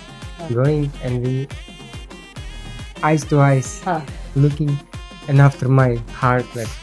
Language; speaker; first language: English; non-native, learner; Russian